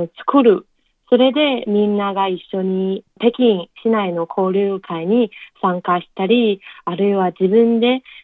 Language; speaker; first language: Japanese; non-native, learner; Chinese